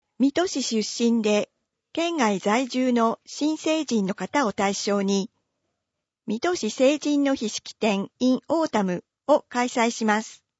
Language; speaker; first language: Japanese; native; Japanese